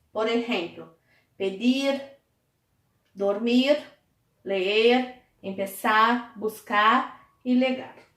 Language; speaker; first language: Spanish; non-native, fluent; Portuguese